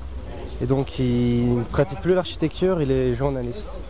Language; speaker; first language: French; early bilingual, other home language; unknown